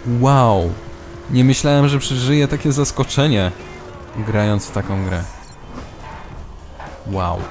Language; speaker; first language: Polish; native; Polish